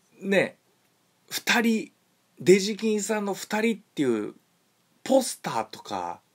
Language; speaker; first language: Japanese; native; Japanese